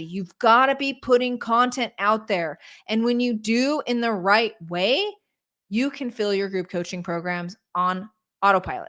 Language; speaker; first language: English; native; English